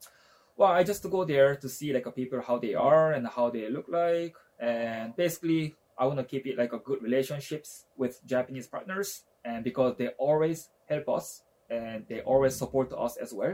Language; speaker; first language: English; non-native, fluent; Japanese